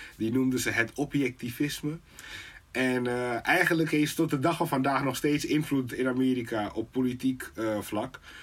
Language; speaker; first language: Dutch; native; Dutch